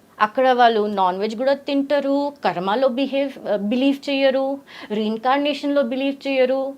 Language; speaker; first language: Telugu; early bilingual, heritage; Telugu